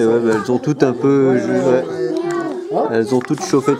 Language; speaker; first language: French; native; French